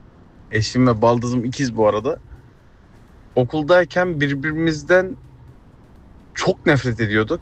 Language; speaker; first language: Turkish; early bilingual, other home language; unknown